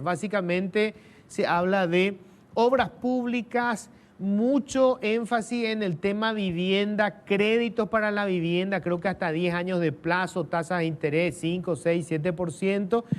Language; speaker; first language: Spanish; native; Spanish